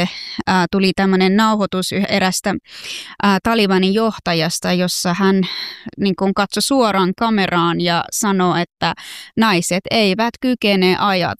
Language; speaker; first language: Finnish; early bilingual, other home language; Persian